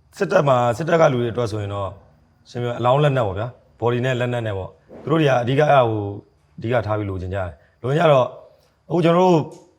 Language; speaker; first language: Burmese; native; Burmese